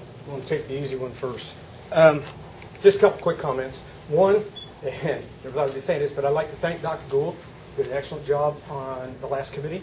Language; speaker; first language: English; native; English